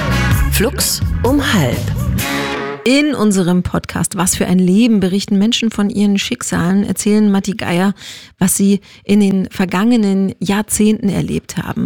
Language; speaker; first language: German; native; German